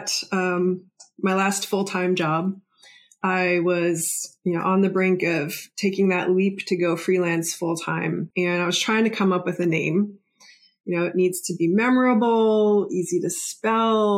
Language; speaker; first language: English; native; English